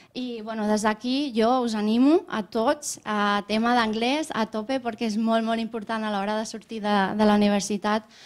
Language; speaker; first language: Catalan; non-native, fluent; Romanian